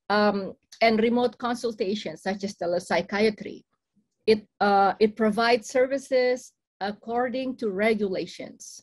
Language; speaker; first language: English; non-native, fluent; Indonesian